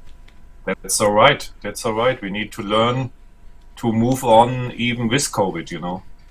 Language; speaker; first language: English; non-native, learner; German